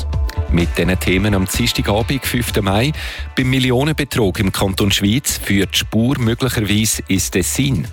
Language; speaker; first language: German; native; German